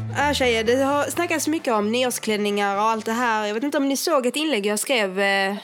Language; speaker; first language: Swedish; early bilingual, other home language; Arabic